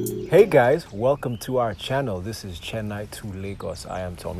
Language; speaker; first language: English; non-native, local second language; Yoruba